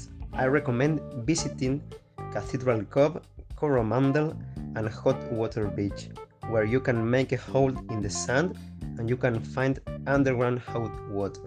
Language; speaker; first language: English; non-native, fluent; Spanish